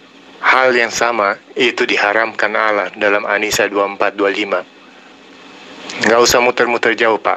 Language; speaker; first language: Indonesian; native; Indonesian